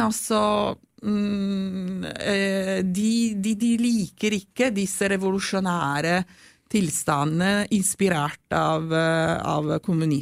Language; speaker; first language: Norwegian; non-native, fluent; Italian